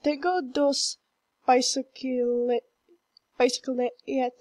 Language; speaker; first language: Spanish; non-native, learner; English